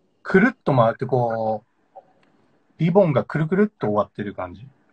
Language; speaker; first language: Japanese; native; Japanese